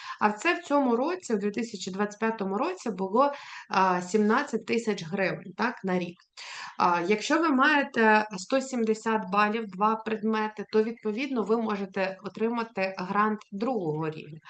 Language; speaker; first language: Ukrainian; native; Ukrainian